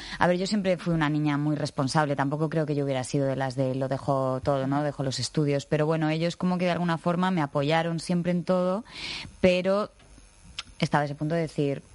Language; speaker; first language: Spanish; native; Spanish